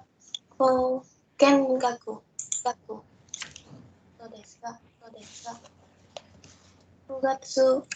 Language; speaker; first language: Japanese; non-native, learner; Indonesian